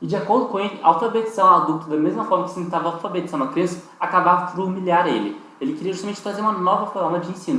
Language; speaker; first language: Portuguese; native; Portuguese